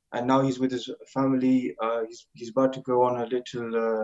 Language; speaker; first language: Punjabi; early bilingual, heritage; Punjabi